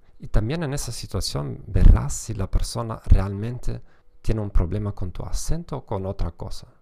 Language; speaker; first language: Spanish; non-native, fluent; German